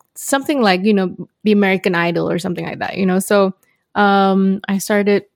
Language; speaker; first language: English; non-native, local second language; Malay